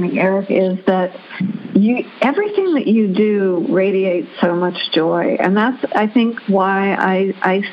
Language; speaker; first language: English; native; English